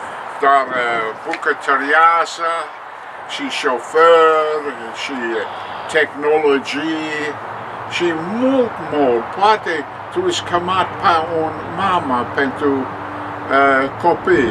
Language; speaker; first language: Romanian; non-native, learner; English